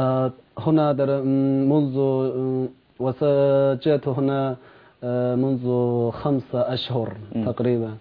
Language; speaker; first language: Arabic; non-native, learner; Chinese